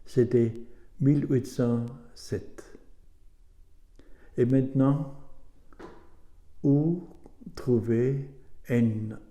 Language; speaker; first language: French; non-native, learner; German